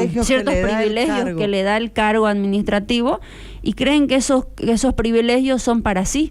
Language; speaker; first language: Spanish; native; Spanish